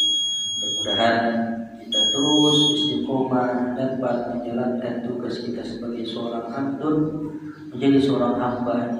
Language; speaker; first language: Indonesian; native; Indonesian